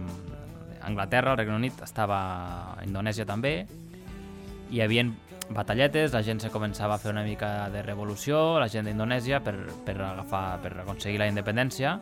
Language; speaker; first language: Catalan; native; Catalan